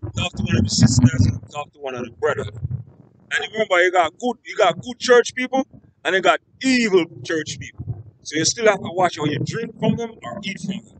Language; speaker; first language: English; native; English